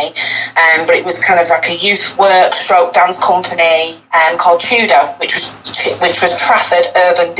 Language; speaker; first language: English; native; English